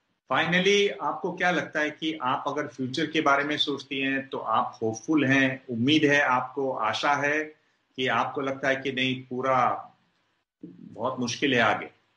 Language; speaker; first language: Hindi; native; Hindi